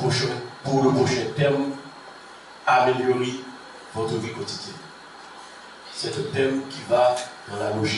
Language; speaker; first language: French; non-native, local second language; Haitian Creole